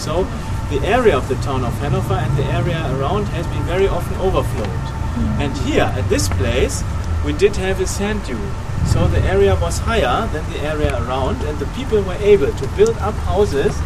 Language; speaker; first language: English; non-native, fluent; German